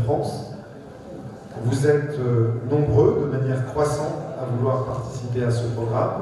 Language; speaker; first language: French; native; French